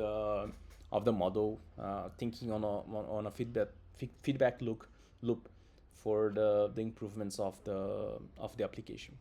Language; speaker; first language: English; non-native, fluent; Portuguese